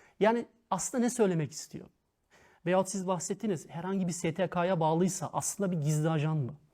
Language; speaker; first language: Turkish; early bilingual, heritage; Turkish